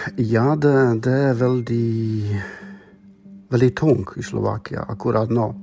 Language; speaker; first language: Norwegian; non-native, fluent; Slovak